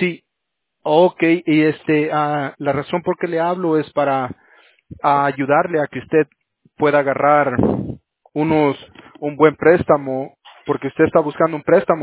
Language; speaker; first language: Spanish; early bilingual, heritage; Spanish